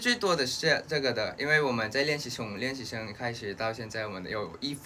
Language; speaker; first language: Chinese; non-native, learner; Thai